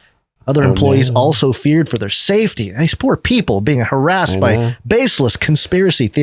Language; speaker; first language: English; native; English